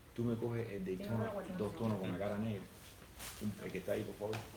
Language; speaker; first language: Spanish; early bilingual, heritage; Spanish